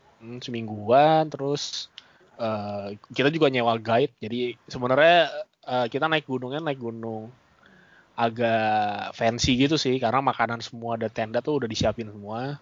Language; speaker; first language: Indonesian; native; Indonesian